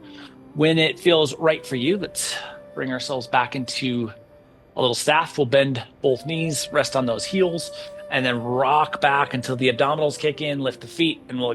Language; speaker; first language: English; native; English